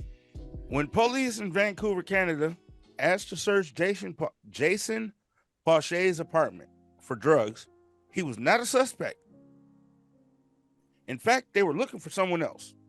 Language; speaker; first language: English; native; English